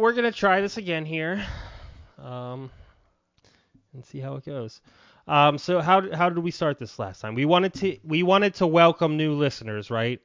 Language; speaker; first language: English; native; English